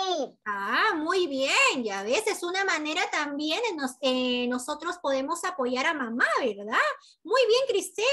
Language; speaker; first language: Spanish; native; Spanish